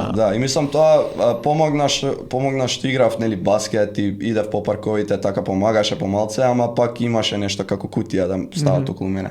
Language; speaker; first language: Macedonian; early bilingual, other home language; English